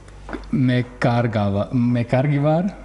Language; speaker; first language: Georgian; non-native, learner; German